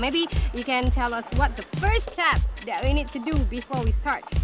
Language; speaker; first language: English; non-native, local second language; Malay